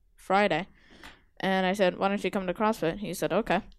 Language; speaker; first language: English; native; English